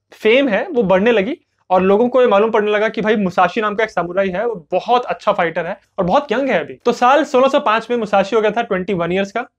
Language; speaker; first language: Hindi; native; Hindi